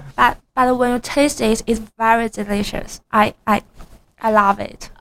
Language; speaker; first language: English; non-native, learner; Chinese